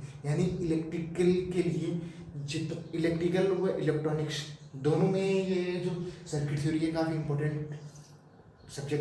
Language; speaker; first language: Hindi; native; Hindi